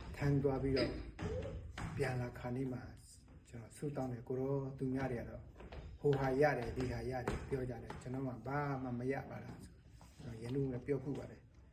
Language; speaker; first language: Burmese; non-native, local second language; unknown